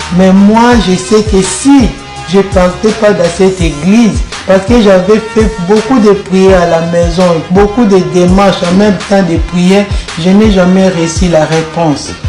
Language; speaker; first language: French; non-native, local second language; Lingala